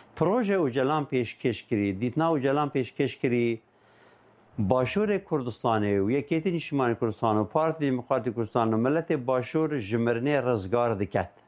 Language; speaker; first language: Kurdish; native; Kurdish